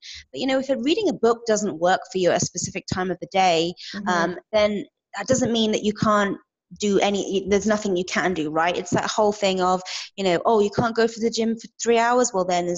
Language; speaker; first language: English; native; English